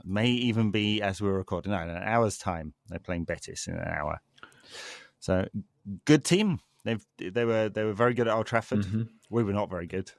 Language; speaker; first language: English; native; English